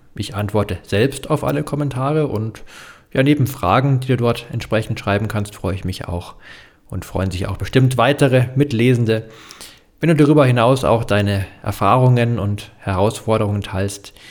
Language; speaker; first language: German; native; German